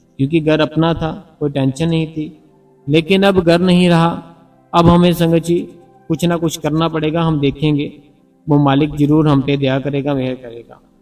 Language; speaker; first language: Hindi; non-native, local second language; Punjabi